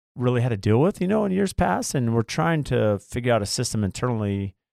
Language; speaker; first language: English; native; English